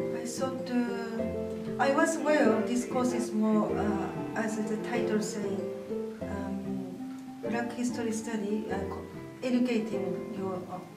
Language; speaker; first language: English; non-native, fluent; Japanese